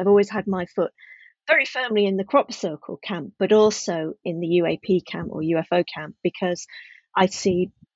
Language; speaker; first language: English; native; English